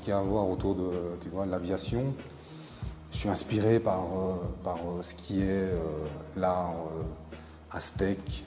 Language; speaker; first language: French; native; French